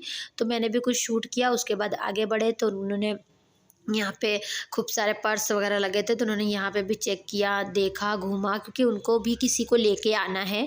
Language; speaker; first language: Hindi; native; Hindi